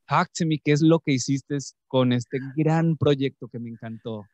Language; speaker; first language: Spanish; native; Spanish